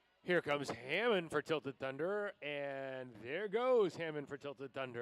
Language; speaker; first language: English; native; English